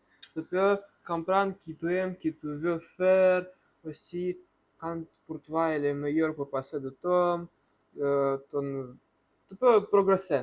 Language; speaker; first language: French; non-native, learner; Russian